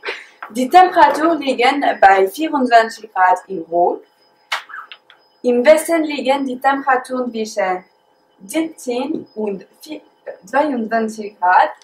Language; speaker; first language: German; non-native, learner; French